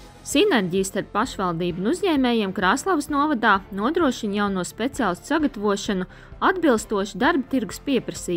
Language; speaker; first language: Latvian; native; Latvian